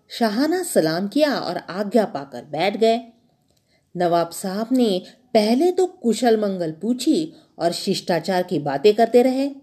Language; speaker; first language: Hindi; non-native, local second language; Marathi